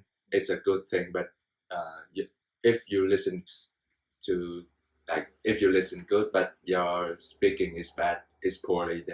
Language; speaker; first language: English; non-native, fluent; Vietnamese